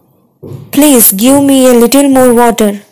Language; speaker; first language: English; non-native, local second language; Tamil